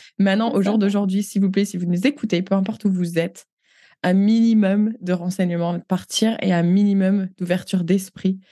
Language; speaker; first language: French; native; French